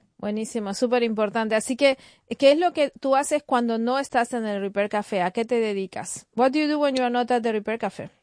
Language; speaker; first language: Spanish; native; Spanish